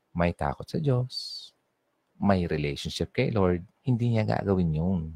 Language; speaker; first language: Filipino; non-native, local second language; Bikol